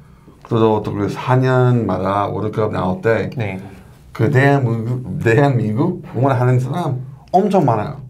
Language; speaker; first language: Korean; non-native, learner; English